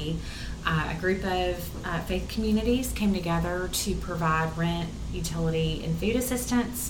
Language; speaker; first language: English; native; English